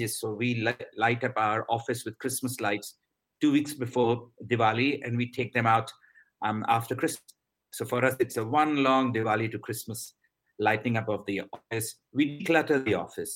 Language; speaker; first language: English; non-native, local second language; Hindi